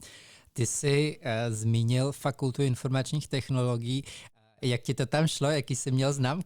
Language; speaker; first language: Czech; native; Czech